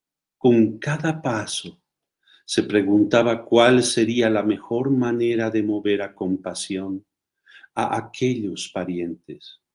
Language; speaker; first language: Spanish; native; Spanish